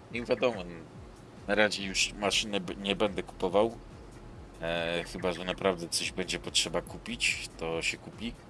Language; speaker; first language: Polish; native; Polish